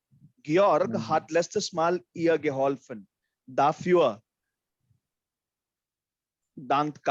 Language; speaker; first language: German; non-native, fluent; Hindi